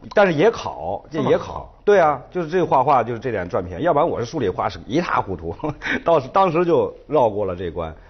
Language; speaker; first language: Chinese; native; Chinese